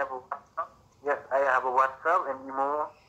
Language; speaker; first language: English; non-native, learner; Nepali